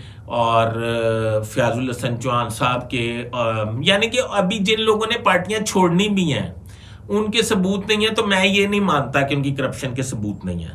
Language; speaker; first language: Urdu; native; Urdu